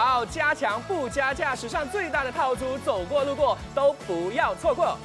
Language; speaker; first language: Chinese; native; Chinese